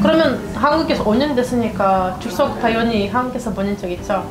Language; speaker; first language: Korean; non-native, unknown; Lithuanian